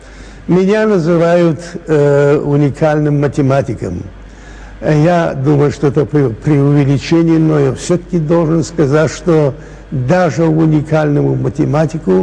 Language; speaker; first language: Russian; non-native, local second language; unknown